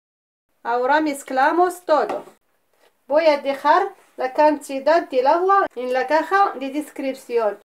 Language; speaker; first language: Spanish; non-native, fluent; Arabic